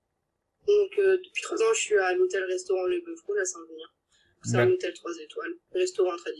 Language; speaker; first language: French; native; French